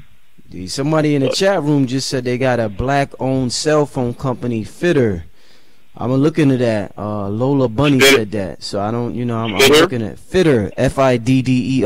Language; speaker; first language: English; native; English